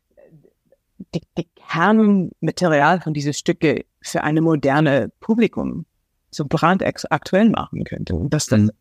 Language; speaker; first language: German; non-native, fluent; English